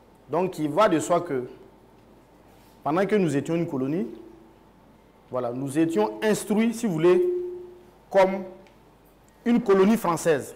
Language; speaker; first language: French; non-native, local second language; Mossi